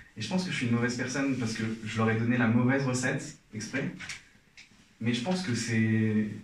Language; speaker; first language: French; non-native, local second language; Arabic